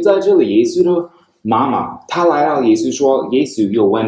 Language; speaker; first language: Chinese; non-native, fluent; English